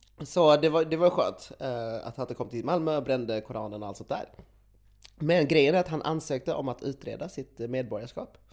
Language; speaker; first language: Swedish; early bilingual, other home language; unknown